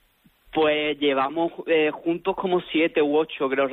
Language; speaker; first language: Spanish; native; Spanish